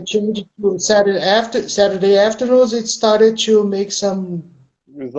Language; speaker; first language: English; non-native, fluent; Portuguese